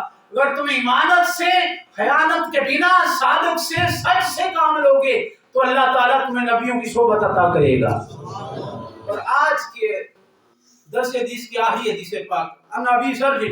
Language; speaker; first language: Urdu; native; Urdu